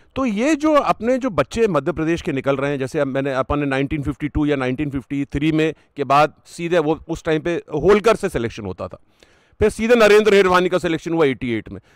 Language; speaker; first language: Hindi; native; Hindi